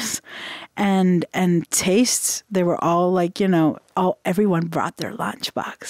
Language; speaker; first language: English; non-native, fluent; Hebrew